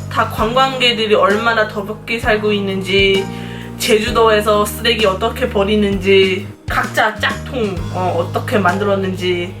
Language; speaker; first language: Korean; non-native, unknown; Chinese